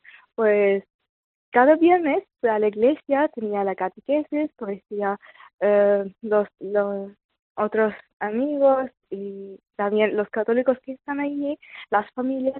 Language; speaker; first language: Spanish; non-native, fluent; Arabic